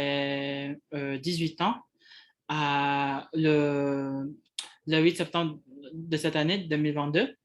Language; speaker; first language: French; non-native, fluent; Indonesian